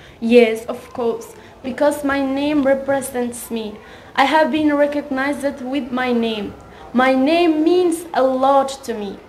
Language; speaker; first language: English; non-native, learner; Uzbek